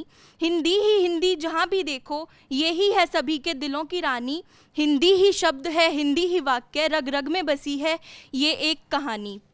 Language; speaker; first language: Hindi; native; Hindi